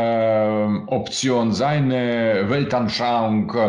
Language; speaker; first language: German; non-native, learner; Russian